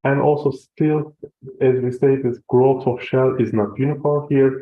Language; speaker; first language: English; non-native, fluent; Turkish